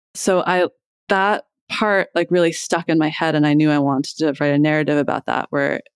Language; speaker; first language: English; native; English